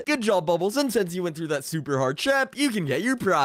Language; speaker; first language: English; native; English